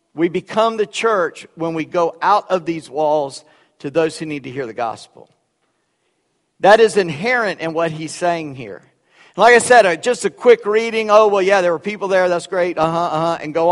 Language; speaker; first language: English; early bilingual, other home language; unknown